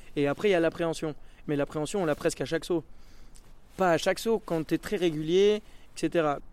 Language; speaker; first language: French; native; French